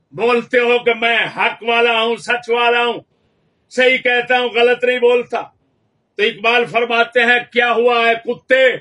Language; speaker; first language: Urdu; non-native, local second language; Punjabi